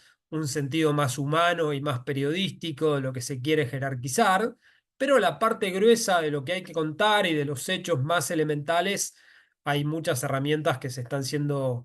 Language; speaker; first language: Spanish; native; Spanish